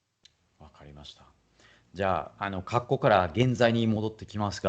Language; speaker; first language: Japanese; non-native, fluent; German